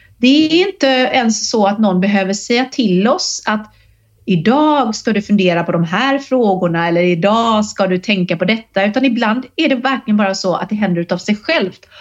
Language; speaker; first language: Swedish; native; Swedish